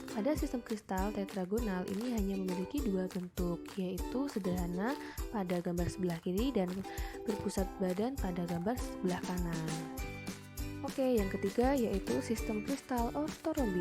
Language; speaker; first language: Indonesian; native; Indonesian